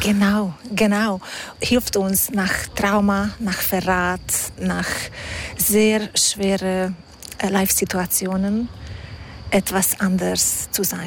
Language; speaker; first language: German; non-native, fluent; Hungarian